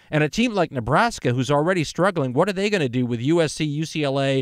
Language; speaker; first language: English; native; English